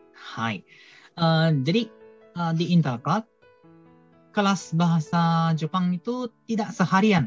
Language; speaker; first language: Indonesian; non-native, fluent; Japanese